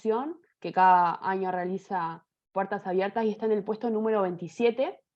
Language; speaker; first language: Spanish; native; Spanish